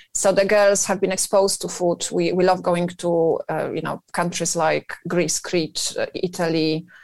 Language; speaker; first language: English; non-native, fluent; Polish